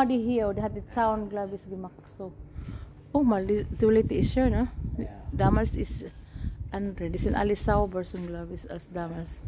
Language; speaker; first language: German; non-native, learner; Filipino